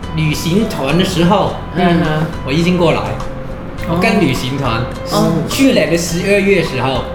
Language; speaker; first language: Chinese; non-native, fluent; Cantonese